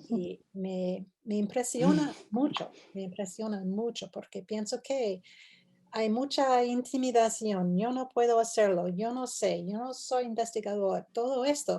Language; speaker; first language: Spanish; non-native, fluent; English